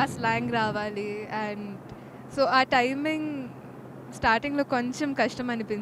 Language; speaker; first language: Telugu; non-native, fluent; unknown